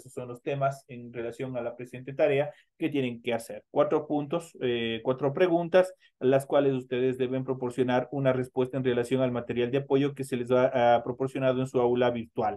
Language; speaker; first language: Spanish; native; Spanish